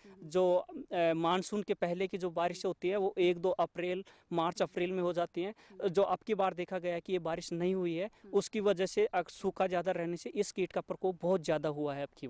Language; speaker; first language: Hindi; native; Hindi